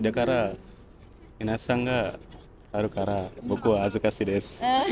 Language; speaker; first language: Japanese; non-native, learner; Indonesian